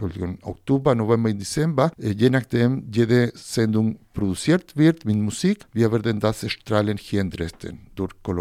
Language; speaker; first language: German; non-native, fluent; Spanish